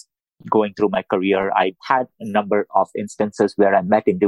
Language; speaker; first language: English; non-native, local second language; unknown